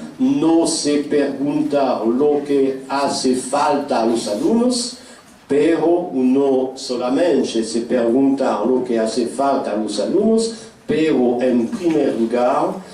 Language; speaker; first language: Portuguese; non-native, fluent; French